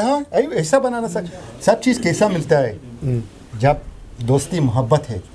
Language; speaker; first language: Hindi; non-native, learner; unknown